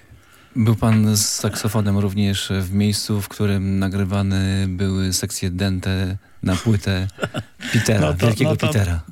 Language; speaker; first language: Polish; native; Polish